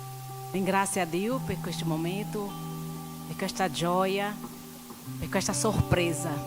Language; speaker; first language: Italian; non-native, learner; Portuguese